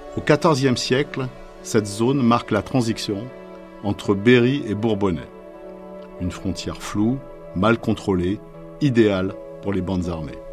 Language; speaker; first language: French; native; French